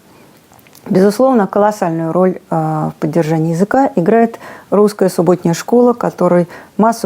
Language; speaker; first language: Russian; native; Russian